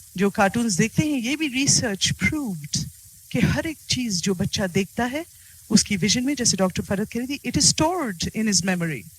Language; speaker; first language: Urdu; native; Urdu